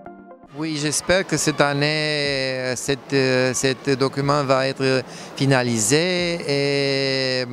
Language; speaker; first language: French; non-native, fluent; Romanian